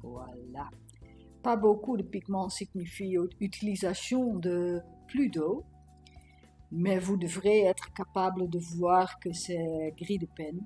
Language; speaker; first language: French; non-native, learner; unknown